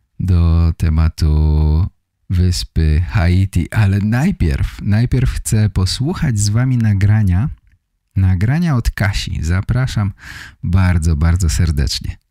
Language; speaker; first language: Polish; native; Polish